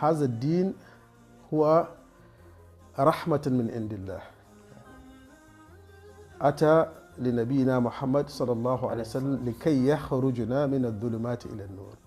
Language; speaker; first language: Arabic; non-native, fluent; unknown